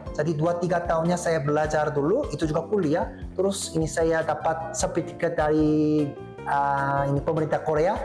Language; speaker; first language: Indonesian; non-native, fluent; Korean